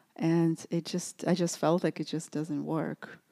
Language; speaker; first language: English; non-native, fluent; Russian